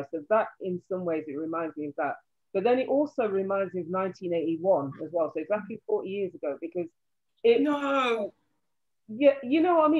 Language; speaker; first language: English; native; English